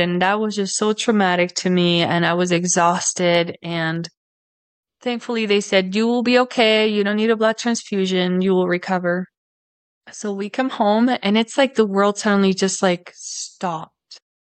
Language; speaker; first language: English; non-native, fluent; Spanish